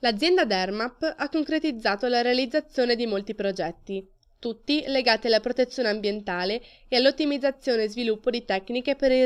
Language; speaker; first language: Italian; native; Italian